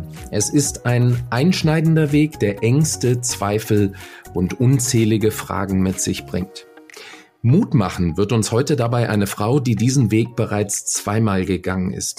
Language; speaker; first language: German; native; German